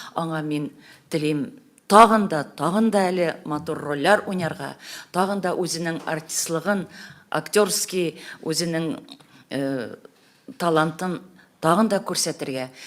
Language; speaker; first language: Tatar; native; Tatar